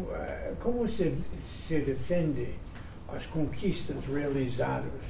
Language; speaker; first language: Portuguese; non-native, fluent; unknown